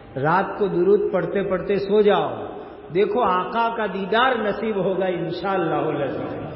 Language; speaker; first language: Urdu; non-native, local second language; Gujarati